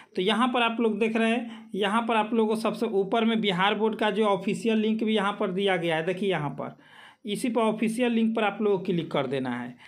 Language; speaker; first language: Hindi; native; Hindi